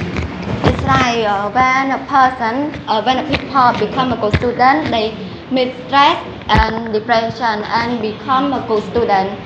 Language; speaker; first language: English; non-native, learner; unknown